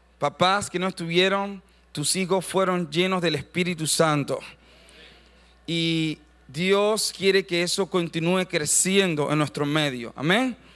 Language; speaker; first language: Spanish; native; Spanish